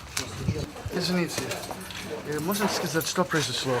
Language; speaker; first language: Russian; non-native, learner; English